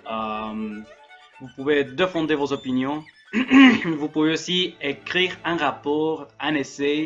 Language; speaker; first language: French; non-native, learner; Spanish